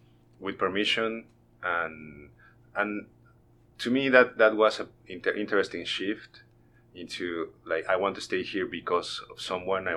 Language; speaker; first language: English; non-native, fluent; Spanish